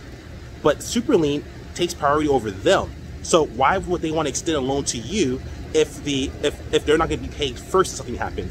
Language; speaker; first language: English; native; English